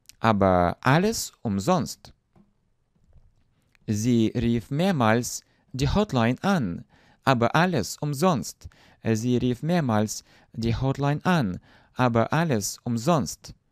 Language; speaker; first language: German; non-native, fluent; Russian